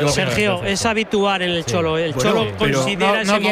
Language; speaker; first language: Spanish; native; Spanish